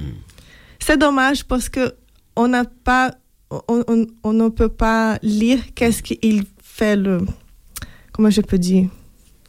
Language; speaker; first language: French; non-native, fluent; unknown